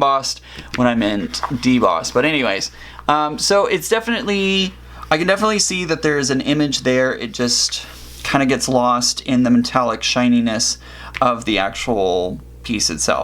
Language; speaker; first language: English; native; English